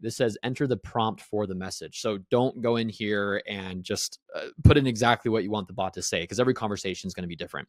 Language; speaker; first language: English; native; English